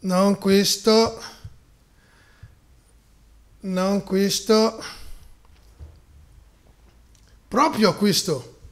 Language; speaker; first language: Italian; non-native, fluent; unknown